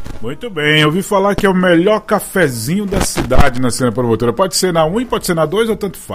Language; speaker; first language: Portuguese; native; Portuguese